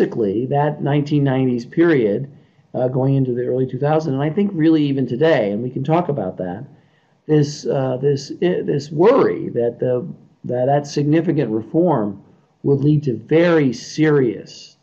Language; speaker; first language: English; native; English